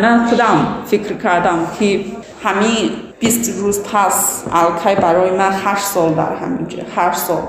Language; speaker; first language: Tajik; non-native, learner; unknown